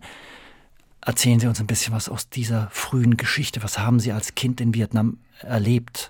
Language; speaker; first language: German; native; German